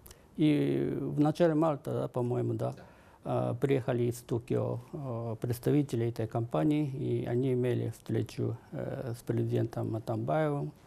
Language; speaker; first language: Russian; non-native, fluent; Japanese